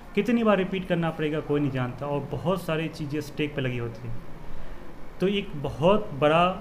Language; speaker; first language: Hindi; native; Hindi